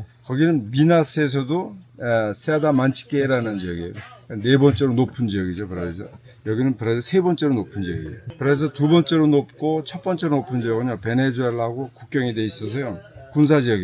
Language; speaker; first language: Korean; early bilingual, heritage; Korean